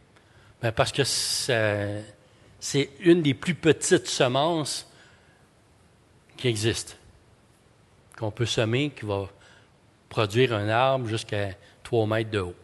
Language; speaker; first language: French; native; French